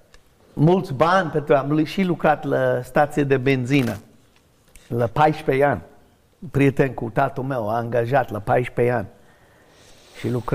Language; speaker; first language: Romanian; non-native, learner; English